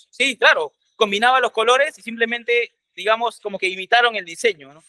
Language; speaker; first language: Spanish; native; Spanish